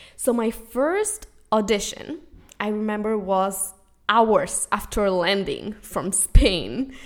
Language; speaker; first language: English; non-native, fluent; Spanish